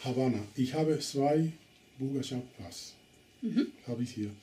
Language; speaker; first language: German; non-native, learner; Spanish